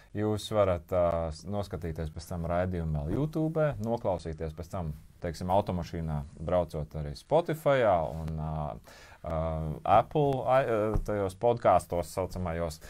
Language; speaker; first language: Latvian; native; Latvian